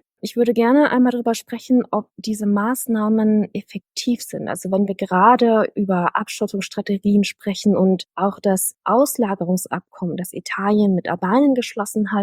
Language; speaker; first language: German; native; German